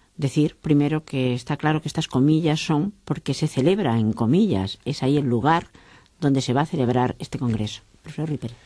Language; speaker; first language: Spanish; native; Spanish